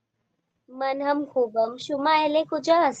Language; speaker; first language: Persian; non-native, learner; Urdu